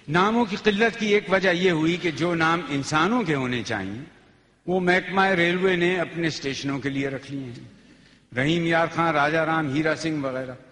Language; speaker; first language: Urdu; native; Urdu